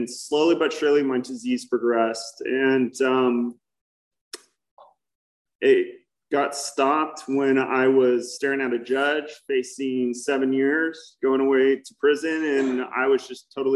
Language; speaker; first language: English; native; English